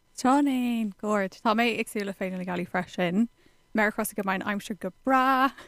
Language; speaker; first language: Irish; non-native, local second language; English